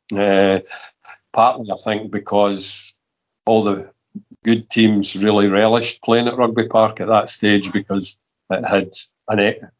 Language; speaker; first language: English; native; English